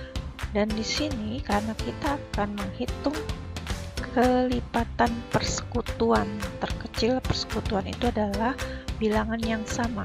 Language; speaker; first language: Indonesian; native; Indonesian